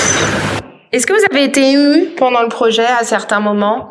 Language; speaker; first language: French; native; French